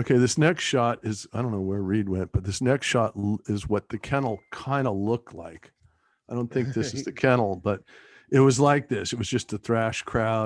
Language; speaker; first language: English; native; English